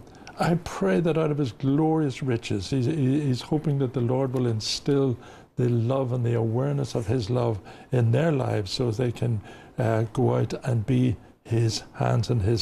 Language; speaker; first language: English; native; English